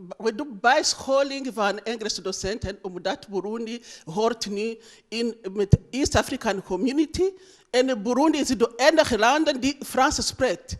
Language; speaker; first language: Dutch; non-native, learner; Rundi